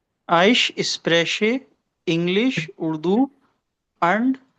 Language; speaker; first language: German; non-native, learner; Urdu